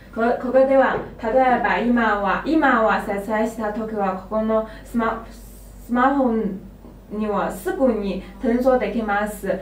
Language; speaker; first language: Japanese; non-native, learner; Chinese